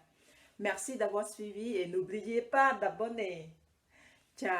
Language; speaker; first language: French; non-native, fluent; Khmer